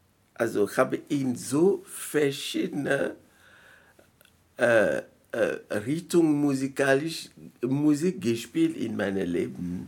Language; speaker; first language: German; non-native, learner; French